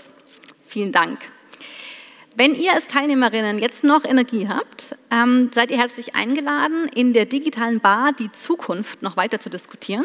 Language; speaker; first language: German; native; German